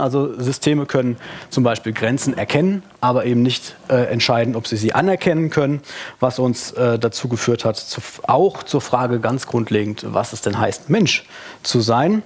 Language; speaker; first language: German; native; German